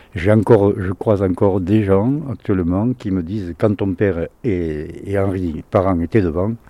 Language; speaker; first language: French; native; French